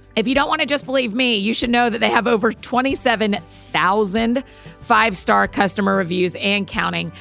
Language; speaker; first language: English; native; English